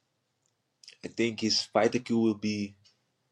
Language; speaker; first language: English; non-native, fluent; Dutch